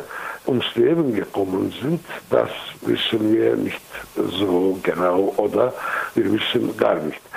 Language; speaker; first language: German; non-native, fluent; Kurdish